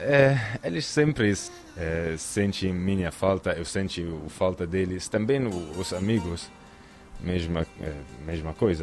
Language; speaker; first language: Portuguese; non-native, fluent; Arabic